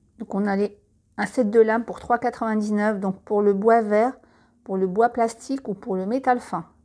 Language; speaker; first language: French; native; French